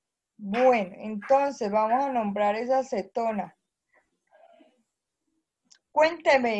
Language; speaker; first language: Spanish; native; Spanish